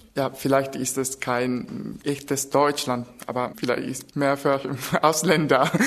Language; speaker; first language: German; non-native, fluent; Italian